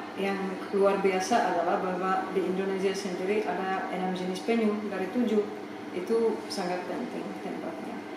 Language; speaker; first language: Indonesian; non-native, fluent; Czech